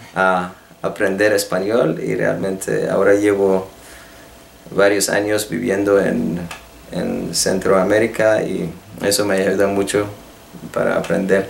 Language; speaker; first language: Spanish; non-native, fluent; Persian